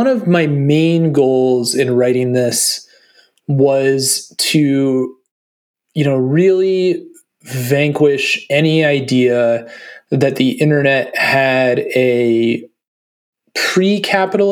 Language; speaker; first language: English; native; English